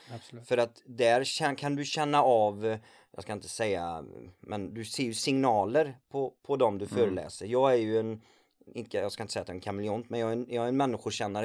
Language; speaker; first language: Swedish; native; Swedish